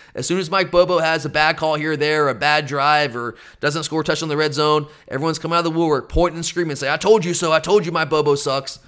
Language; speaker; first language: English; native; English